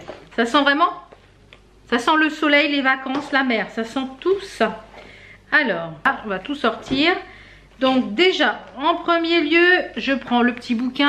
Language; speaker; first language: French; native; French